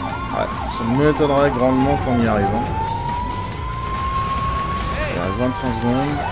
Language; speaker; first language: French; native; French